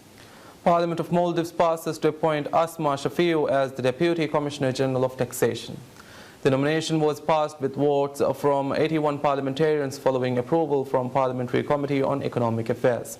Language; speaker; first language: English; non-native, local second language; Divehi